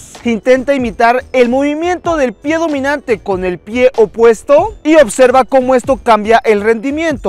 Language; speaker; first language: Spanish; native; Spanish